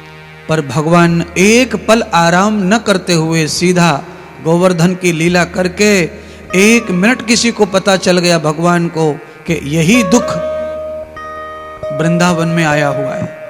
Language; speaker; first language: Hindi; native; Hindi